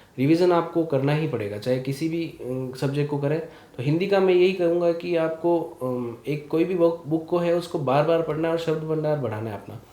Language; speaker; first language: Hindi; native; Hindi